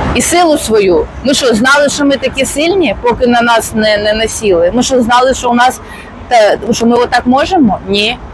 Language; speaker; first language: Ukrainian; non-native, local second language; Russian